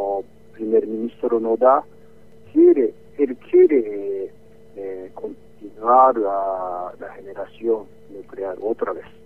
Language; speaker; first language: Spanish; non-native, learner; Japanese